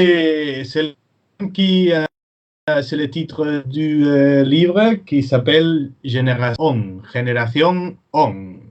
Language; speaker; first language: French; non-native, learner; Spanish